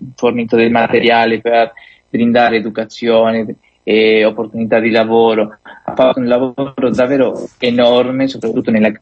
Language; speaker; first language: Italian; non-native, fluent; Spanish